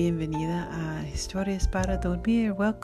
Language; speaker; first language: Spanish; non-native, learner; English